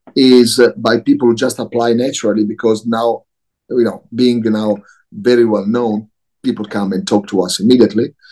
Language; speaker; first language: English; non-native, fluent; Italian